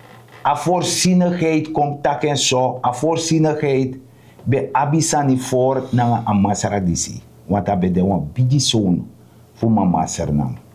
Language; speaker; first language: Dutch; non-native, local second language; Sranan Tongo